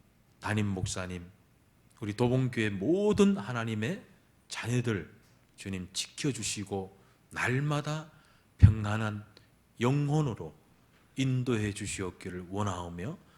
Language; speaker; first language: Korean; early bilingual, heritage; Korean